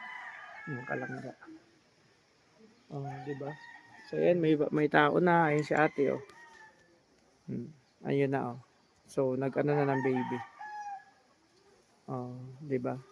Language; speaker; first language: Filipino; non-native, local second language; Cebuano